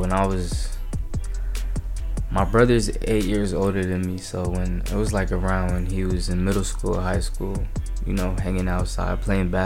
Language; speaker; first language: English; native; English